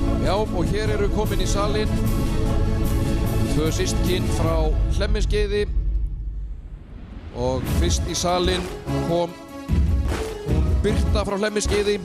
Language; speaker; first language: Icelandic; native; Icelandic